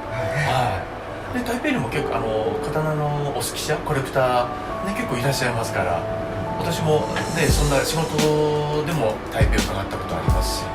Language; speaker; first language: Japanese; native; Japanese